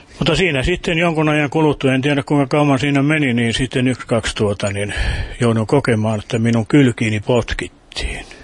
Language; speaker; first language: Finnish; native; Finnish